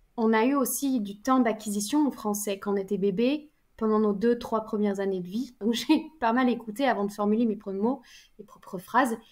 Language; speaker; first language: French; native; French